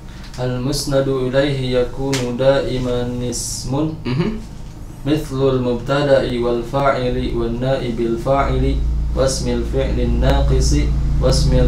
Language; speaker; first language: Arabic; non-native, learner; Indonesian